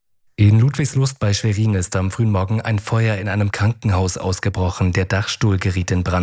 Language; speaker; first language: German; native; German